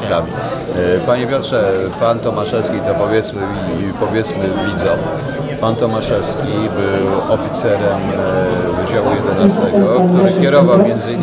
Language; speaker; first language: Polish; native; Polish